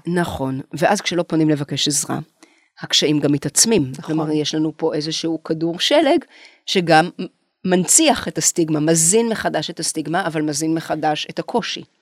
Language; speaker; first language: Hebrew; native; Hebrew